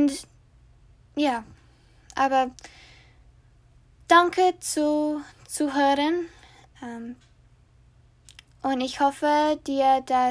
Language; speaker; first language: German; non-native, learner; English